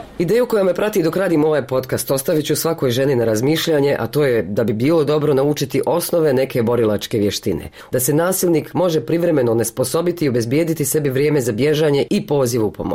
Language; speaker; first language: Serbian; native; Serbian